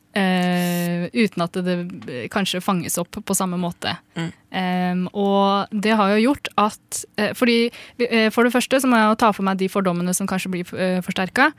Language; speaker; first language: Norwegian; early bilingual, other home language; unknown